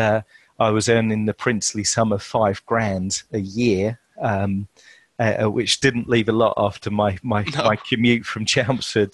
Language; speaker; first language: English; native; English